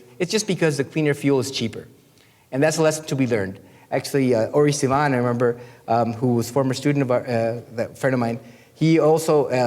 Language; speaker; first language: English; non-native, fluent; Spanish